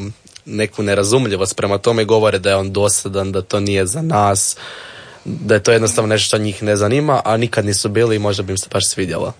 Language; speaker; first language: Serbian; native; Serbian